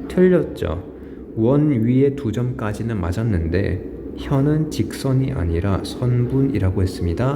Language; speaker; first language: Korean; native; Korean